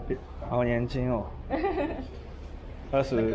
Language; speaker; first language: Chinese; non-native, learner; Japanese